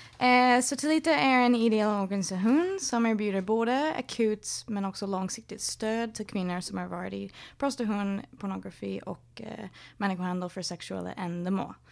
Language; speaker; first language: Swedish; non-native, fluent; English